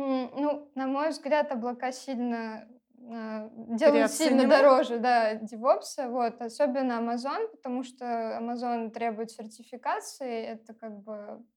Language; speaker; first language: Russian; native; Russian